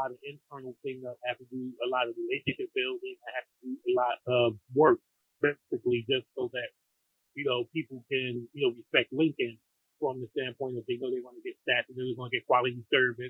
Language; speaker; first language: English; native; English